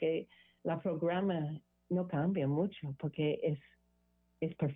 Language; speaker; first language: Spanish; non-native, learner; English